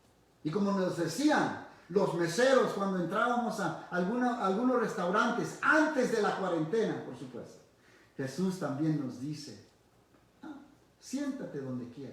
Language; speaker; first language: Spanish; early bilingual, heritage; Spanish